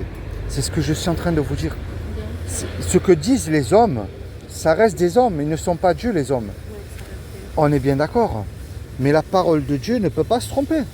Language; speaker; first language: French; native; French